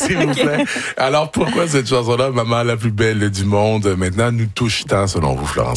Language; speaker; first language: French; native; French